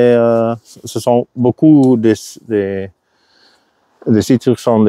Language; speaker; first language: French; non-native, local second language; Dutch